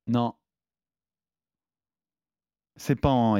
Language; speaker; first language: French; native; French